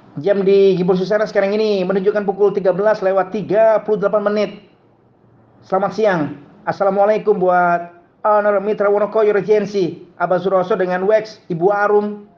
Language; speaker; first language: Indonesian; native; Indonesian